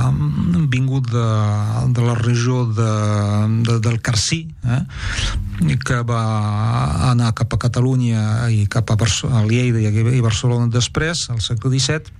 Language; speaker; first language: Catalan; non-native, fluent; French